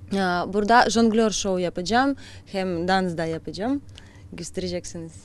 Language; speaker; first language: Turkish; non-native, learner; Russian